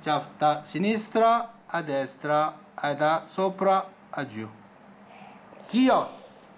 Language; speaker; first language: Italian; non-native, learner; Korean